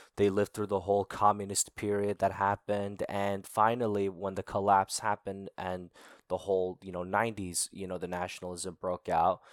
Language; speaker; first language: English; native; English